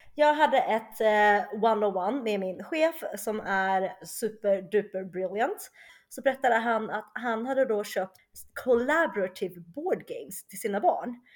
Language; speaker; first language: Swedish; early bilingual, other home language; Chinese